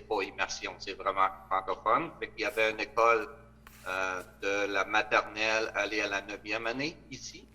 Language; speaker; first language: French; native; French